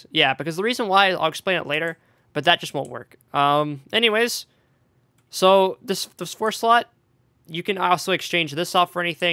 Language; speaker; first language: English; native; English